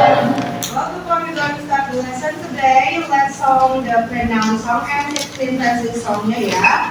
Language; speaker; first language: English; non-native, fluent; Indonesian